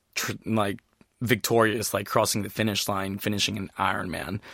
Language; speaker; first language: English; early bilingual, other home language; Spanish